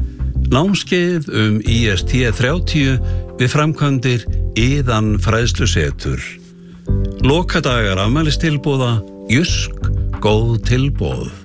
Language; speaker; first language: Icelandic; native; Icelandic